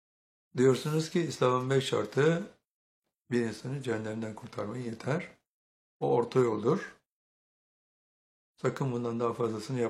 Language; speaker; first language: Turkish; native; Turkish